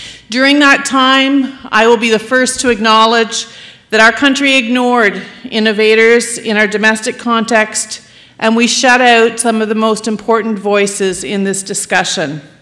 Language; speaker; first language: English; native; English